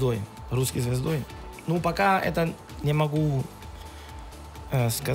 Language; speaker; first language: Russian; non-native, learner; Spanish